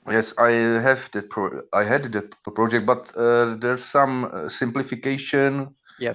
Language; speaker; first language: English; non-native, learner; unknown